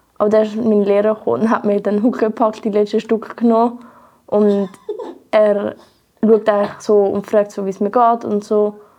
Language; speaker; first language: German; native; German